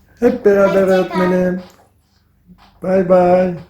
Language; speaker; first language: Turkish; early bilingual, heritage; Turkish